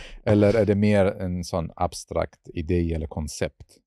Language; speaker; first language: Swedish; non-native, fluent; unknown